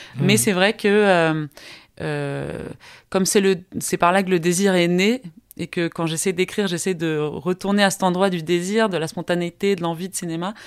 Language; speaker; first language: French; early bilingual, heritage; Spanish